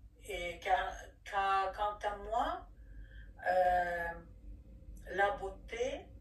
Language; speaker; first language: French; non-native, fluent; Ukrainian